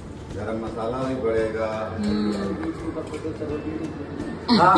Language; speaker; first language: Hindi; native; Hindi